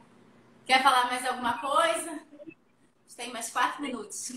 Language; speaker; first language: Portuguese; native; Portuguese